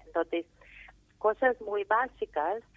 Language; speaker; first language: Spanish; non-native, fluent; English